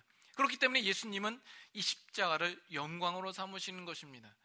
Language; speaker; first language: Korean; native; Korean